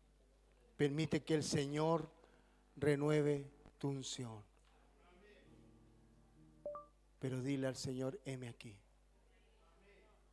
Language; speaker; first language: Spanish; native; Spanish